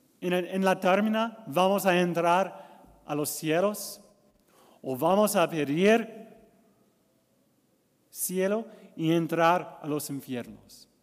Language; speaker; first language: Spanish; non-native, learner; English